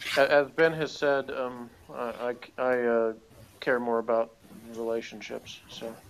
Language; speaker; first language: English; native; English